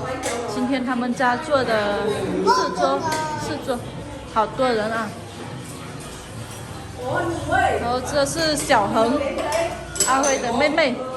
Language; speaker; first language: Chinese; non-native, fluent; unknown